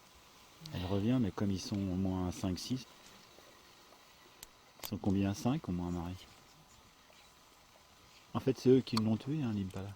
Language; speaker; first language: French; native; French